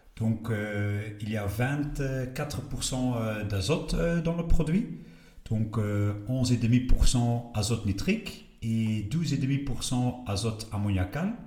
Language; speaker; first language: French; non-native, local second language; Dutch